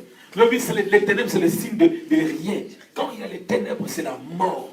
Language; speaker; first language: French; non-native, local second language; Lingala